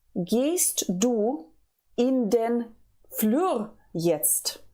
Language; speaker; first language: German; non-native, fluent; Ukrainian